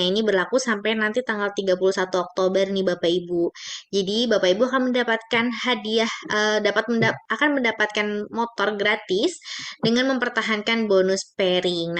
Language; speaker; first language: Indonesian; native; Indonesian